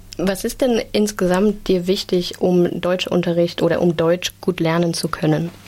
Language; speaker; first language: German; native; German